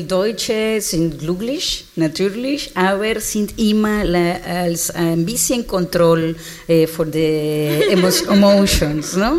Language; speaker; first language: German; non-native, learner; Spanish